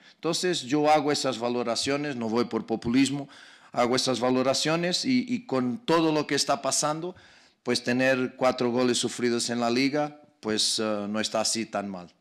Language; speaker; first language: Spanish; non-native, fluent; Portuguese